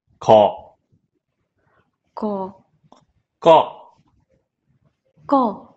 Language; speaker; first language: Korean; non-native, learner; Indonesian